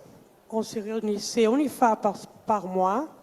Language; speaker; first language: French; non-native, fluent; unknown